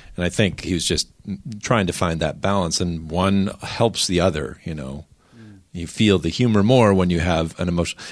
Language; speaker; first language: English; native; English